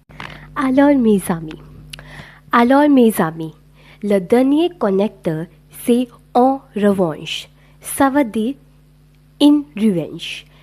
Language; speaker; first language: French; non-native, learner; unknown